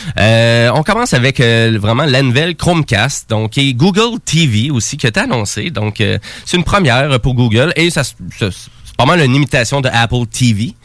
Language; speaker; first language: French; native; French